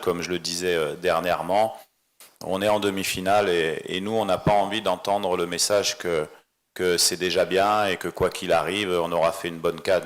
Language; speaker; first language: French; native; French